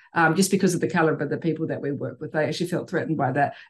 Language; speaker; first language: English; native; English